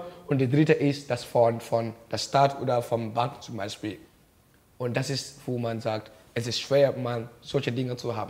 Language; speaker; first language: German; non-native, learner; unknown